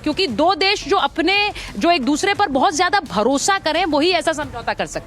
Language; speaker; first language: Hindi; native; Hindi